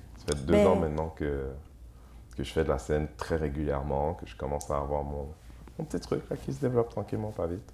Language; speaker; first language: French; early bilingual, other home language; Haitian Creole